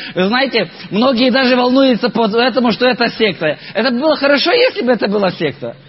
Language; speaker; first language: Russian; non-native, local second language; Ukrainian